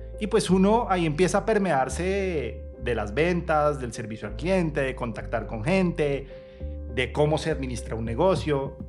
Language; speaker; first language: Spanish; native; Spanish